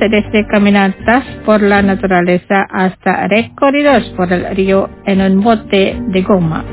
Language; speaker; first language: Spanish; non-native, fluent; Indonesian